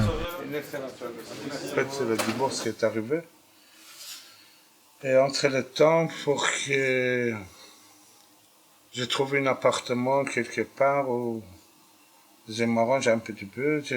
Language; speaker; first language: French; non-native, fluent; Persian